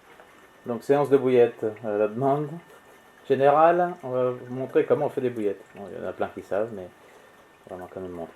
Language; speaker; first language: French; native; French